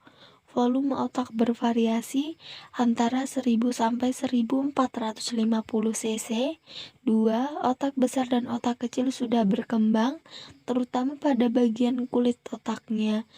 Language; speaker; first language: Indonesian; native; Indonesian